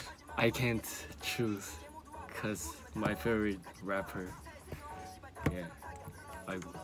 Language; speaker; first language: English; non-native, learner; Korean